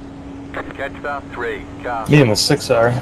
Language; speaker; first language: English; native; English